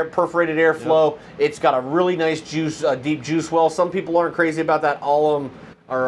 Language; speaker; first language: English; native; English